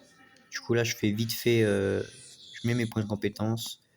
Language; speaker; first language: French; native; French